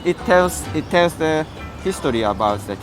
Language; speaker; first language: English; non-native, learner; Japanese